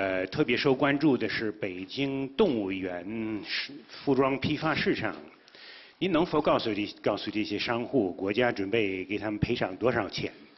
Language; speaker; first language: Chinese; non-native, fluent; English